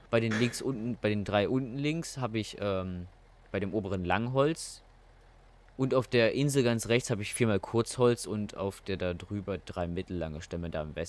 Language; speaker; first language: German; native; German